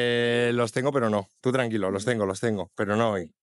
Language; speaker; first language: Spanish; native; Spanish